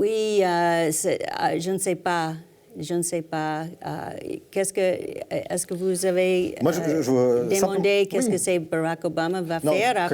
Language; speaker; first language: French; non-native, learner; English